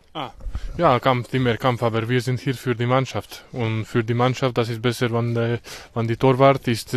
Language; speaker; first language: German; non-native, learner; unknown